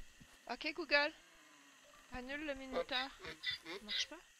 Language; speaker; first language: French; native; French